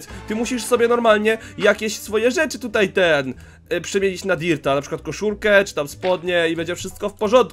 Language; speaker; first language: Polish; native; Polish